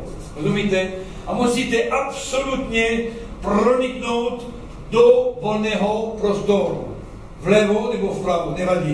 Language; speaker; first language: Czech; non-native, learner; French